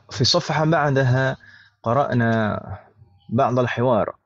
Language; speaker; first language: Arabic; non-native, fluent; Indonesian